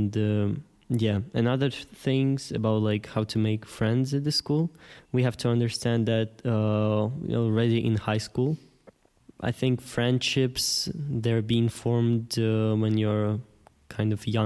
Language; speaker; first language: English; non-native, fluent; Ukrainian